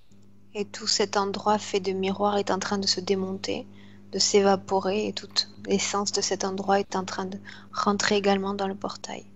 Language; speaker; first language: French; native; French